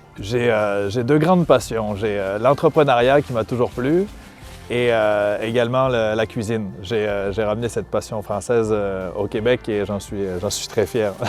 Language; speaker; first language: French; native; French